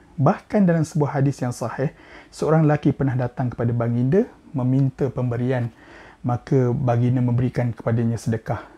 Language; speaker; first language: Malay; native; Malay